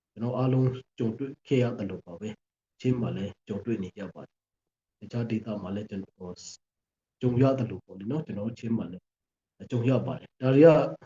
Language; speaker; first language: Burmese; non-native, local second language; Hakha Chin